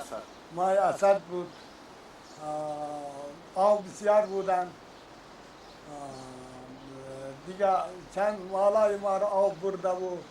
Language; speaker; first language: Persian; non-native, local second language; Kyrgyz